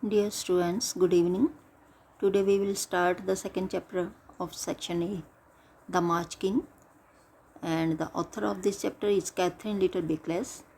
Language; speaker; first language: English; non-native, local second language; Punjabi